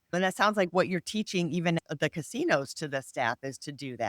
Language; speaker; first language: English; native; English